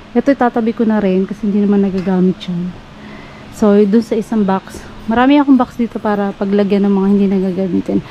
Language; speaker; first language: Filipino; native; Filipino